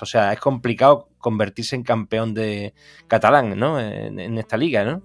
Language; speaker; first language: Spanish; native; Spanish